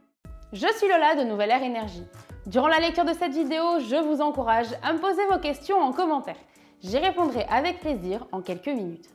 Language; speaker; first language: French; native; French